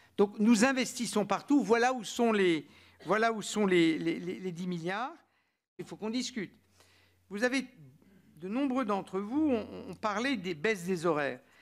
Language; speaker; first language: French; native; French